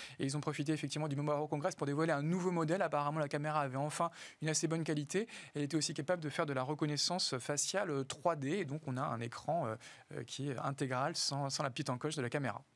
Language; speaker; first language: French; native; French